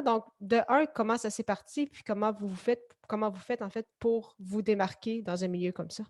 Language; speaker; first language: French; native; French